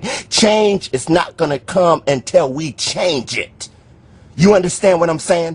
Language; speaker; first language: English; native; English